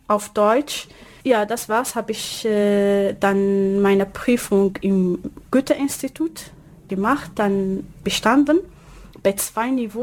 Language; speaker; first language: German; non-native, learner; Arabic